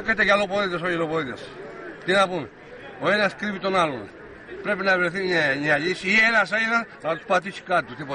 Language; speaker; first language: Greek; native; Greek